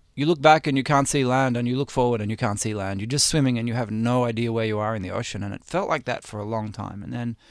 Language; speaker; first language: English; native; English